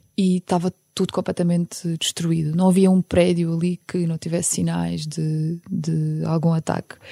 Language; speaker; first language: Portuguese; early bilingual, other home language; Ukrainian